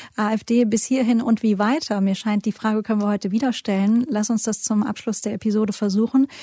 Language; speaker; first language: German; native; German